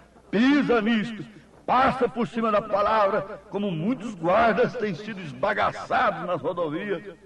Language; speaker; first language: Portuguese; native; Portuguese